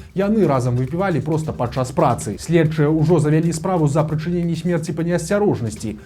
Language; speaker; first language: Belarusian; native; Belarusian